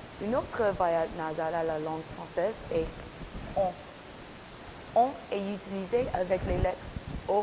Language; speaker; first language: French; non-native, learner; English